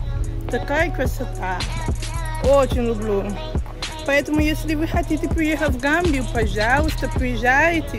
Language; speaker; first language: Russian; non-native, learner; English